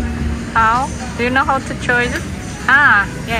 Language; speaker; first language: English; non-native, learner; Indonesian